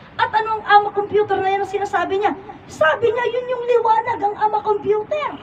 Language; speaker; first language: Filipino; non-native, local second language; Iloko